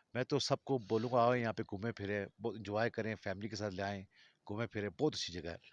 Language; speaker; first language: Urdu; non-native, local second language; Balti